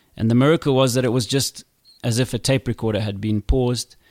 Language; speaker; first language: English; native; English